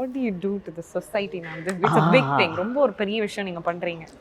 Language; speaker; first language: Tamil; native; Tamil